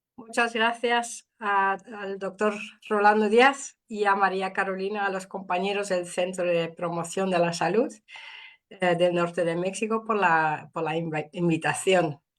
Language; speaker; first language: Spanish; non-native, fluent; Dutch